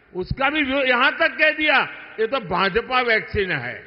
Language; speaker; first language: Hindi; non-native, local second language; Gujarati